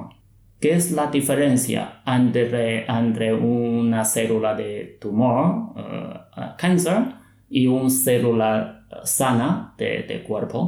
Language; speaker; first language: Spanish; non-native, fluent; Chinese